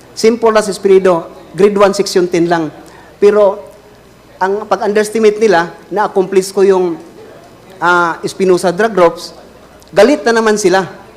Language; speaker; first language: Filipino; non-native, local second language; Cebuano